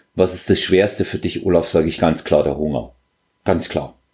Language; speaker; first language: German; native; German